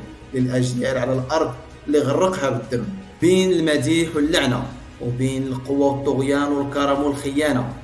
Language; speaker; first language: Arabic; native; Arabic